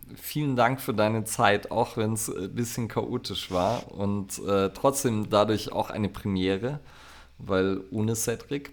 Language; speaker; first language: German; native; German